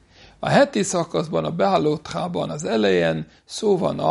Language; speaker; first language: Hungarian; non-native, fluent; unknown